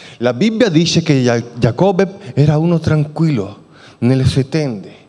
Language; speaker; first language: Italian; non-native, fluent; Spanish